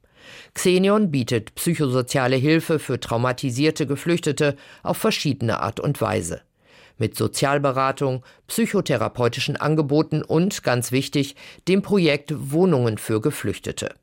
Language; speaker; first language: German; native; German